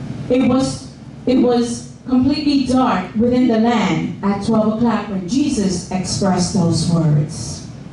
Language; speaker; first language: English; early bilingual, other home language; Spanish